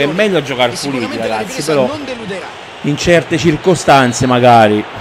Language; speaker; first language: Italian; native; Italian